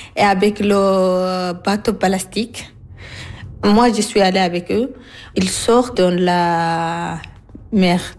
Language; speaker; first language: French; non-native, learner; Arabic